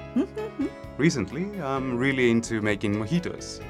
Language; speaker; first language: English; non-native, fluent; Greek